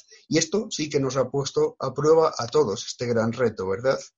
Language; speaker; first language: Spanish; native; Spanish